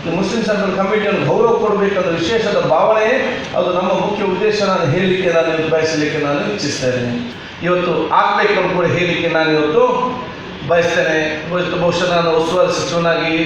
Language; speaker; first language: Kannada; non-native, local second language; Malayalam